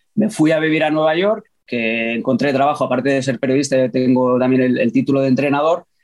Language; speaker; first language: Spanish; native; Spanish